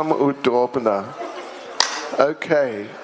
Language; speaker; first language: Russian; non-native, learner; English